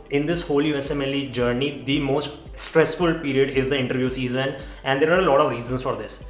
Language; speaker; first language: English; non-native, local second language; Hindi